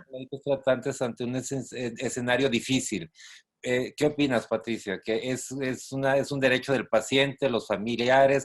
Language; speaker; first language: Spanish; native; Spanish